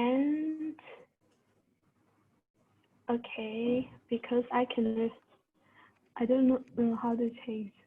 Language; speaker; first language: English; non-native, fluent; Burmese